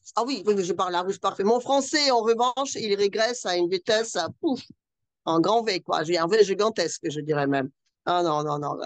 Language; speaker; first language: French; non-native, fluent; Russian